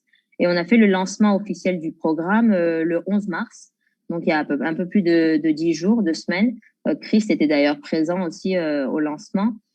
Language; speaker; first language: French; native; French